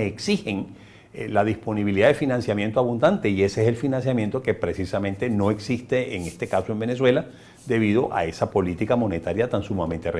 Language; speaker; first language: Spanish; native; Spanish